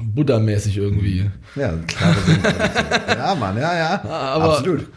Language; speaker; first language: German; early bilingual, other home language; Hungarian